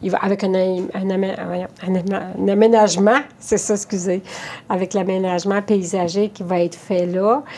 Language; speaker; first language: French; native; French